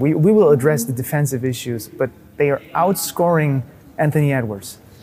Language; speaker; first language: English; non-native, fluent; German